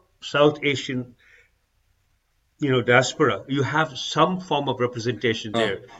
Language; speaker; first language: English; non-native, local second language; Urdu